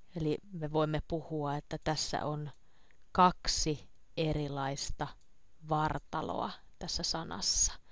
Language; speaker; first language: Finnish; non-native, fluent; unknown